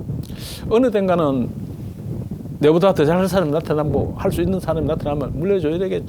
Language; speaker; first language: Korean; native; Korean